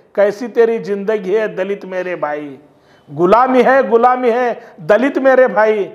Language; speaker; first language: Hindi; non-native, local second language; Marathi